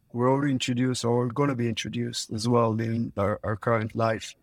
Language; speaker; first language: English; non-native, fluent; Hebrew